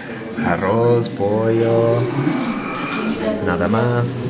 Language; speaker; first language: Spanish; non-native, learner; English